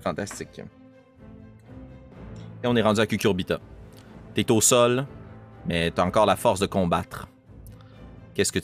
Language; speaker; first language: French; native; French